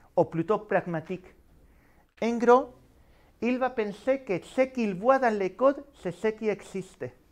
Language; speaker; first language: French; non-native, fluent; Spanish